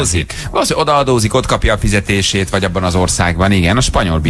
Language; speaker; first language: Hungarian; native; Hungarian